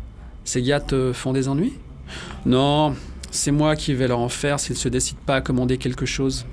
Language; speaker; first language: French; native; French